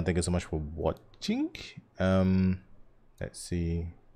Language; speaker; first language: English; non-native, local second language; Chinese